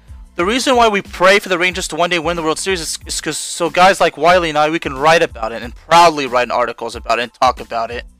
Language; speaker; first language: English; native; English